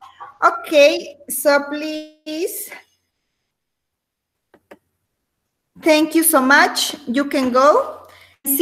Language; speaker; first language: English; non-native, learner; Spanish